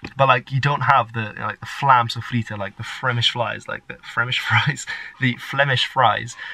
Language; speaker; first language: English; early bilingual, other home language; Dutch